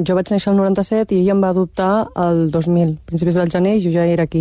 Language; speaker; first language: Catalan; early bilingual, other home language; Chinese